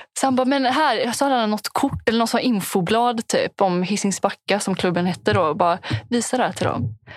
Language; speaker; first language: Swedish; early bilingual, other home language; Punjabi